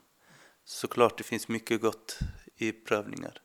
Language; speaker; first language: Swedish; non-native, fluent; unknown